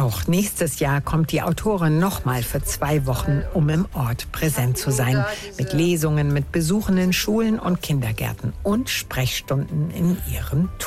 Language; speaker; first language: German; native; German